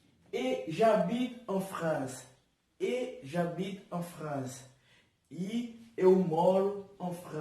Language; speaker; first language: French; non-native, learner; Portuguese